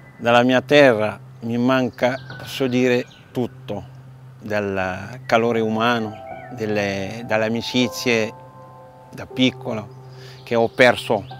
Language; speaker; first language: Italian; non-native, fluent; Wolof